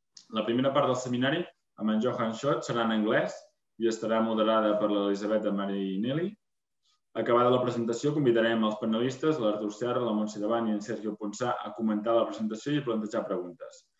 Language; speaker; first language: Catalan; native; Catalan